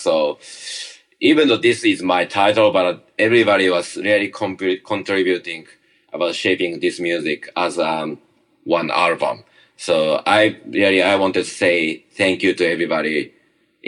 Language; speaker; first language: English; non-native, learner; Japanese